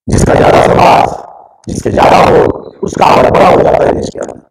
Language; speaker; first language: Hindi; non-native, local second language; Marathi